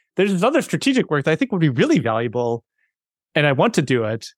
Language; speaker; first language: English; native; English